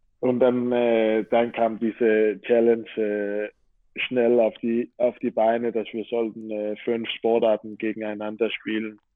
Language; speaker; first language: German; non-native, fluent; Danish